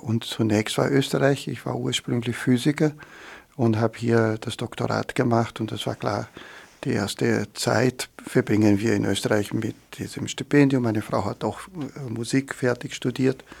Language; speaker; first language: German; non-native, fluent; Portuguese